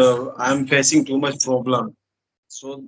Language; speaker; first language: English; non-native, learner; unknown